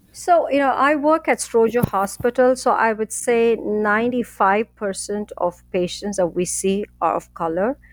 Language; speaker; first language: English; non-native, local second language; Tamil